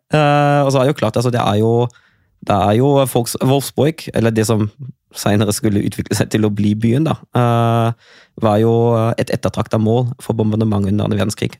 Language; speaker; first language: Norwegian; non-native, fluent; German